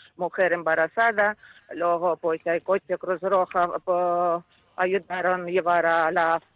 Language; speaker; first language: Spanish; non-native, fluent; Ukrainian